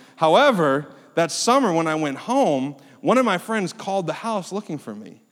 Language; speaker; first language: English; early bilingual, other home language; Korean